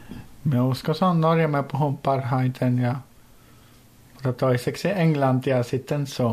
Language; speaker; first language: Finnish; early bilingual, heritage; Norwegian